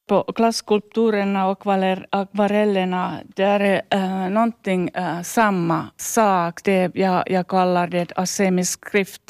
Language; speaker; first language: Swedish; non-native, learner; Finnish